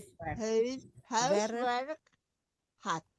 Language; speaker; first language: Dutch; non-native, learner; Indonesian